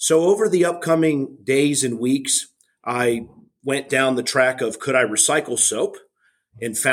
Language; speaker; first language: English; native; English